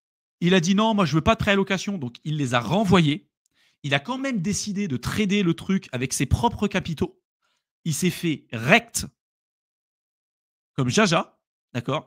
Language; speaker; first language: French; native; French